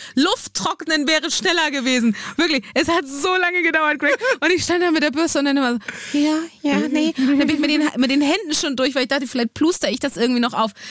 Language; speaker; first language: German; native; German